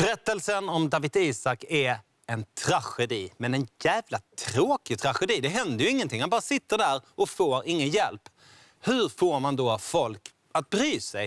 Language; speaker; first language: Swedish; native; Swedish